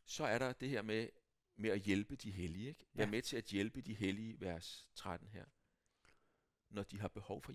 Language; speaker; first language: Danish; native; Danish